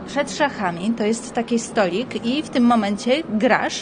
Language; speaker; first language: Polish; native; Polish